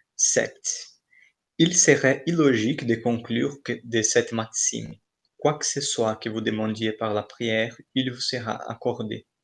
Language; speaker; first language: French; non-native, fluent; Portuguese